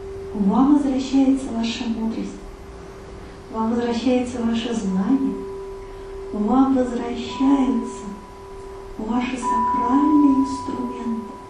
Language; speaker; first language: Russian; native; Russian